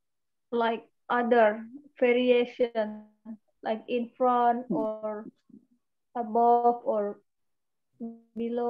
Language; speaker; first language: English; non-native, fluent; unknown